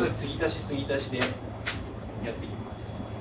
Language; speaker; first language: Japanese; native; Japanese